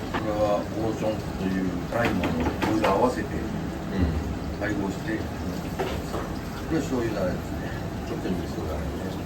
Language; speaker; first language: Japanese; native; Japanese